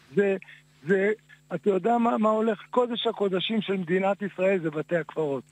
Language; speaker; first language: Hebrew; native; Hebrew